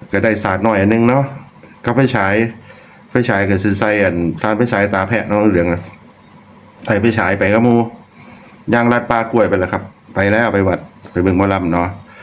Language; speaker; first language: Thai; non-native, local second language; Lao